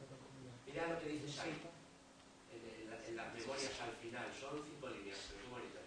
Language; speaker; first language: Spanish; non-native, learner; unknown